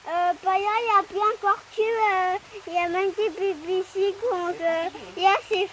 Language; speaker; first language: French; native; French